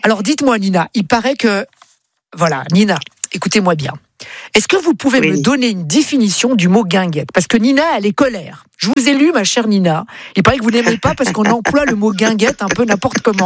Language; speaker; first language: French; native; French